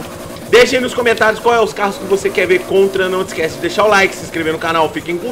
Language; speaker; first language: Portuguese; native; Portuguese